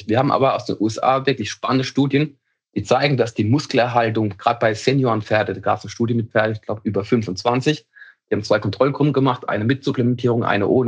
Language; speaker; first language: German; native; German